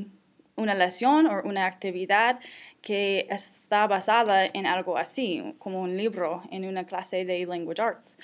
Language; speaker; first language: Spanish; non-native, fluent; English